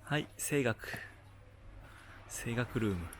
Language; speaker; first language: Japanese; native; Japanese